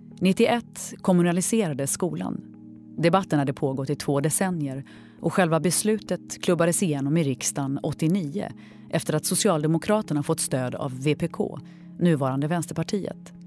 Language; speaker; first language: Swedish; native; Swedish